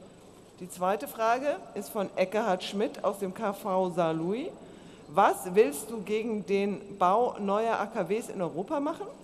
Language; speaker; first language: German; native; German